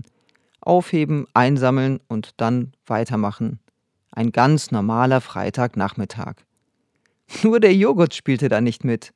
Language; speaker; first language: German; native; German